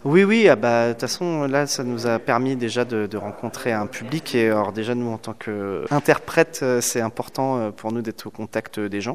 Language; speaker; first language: French; native; French